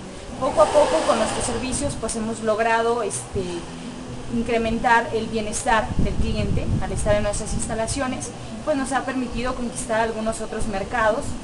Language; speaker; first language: Spanish; native; Spanish